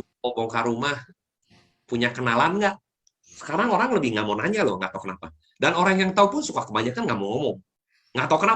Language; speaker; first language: Indonesian; native; Indonesian